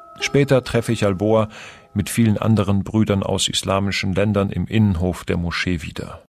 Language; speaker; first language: German; non-native, fluent; Persian